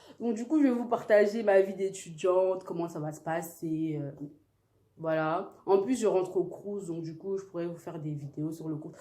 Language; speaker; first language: French; early bilingual, other home language; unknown